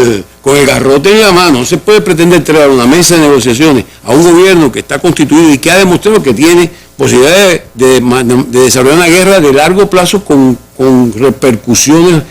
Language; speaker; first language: Spanish; native; Spanish